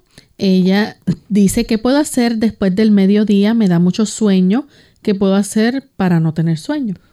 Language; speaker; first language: Spanish; native; Spanish